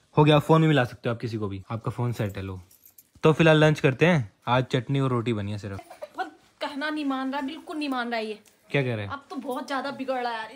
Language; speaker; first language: Hindi; native; Hindi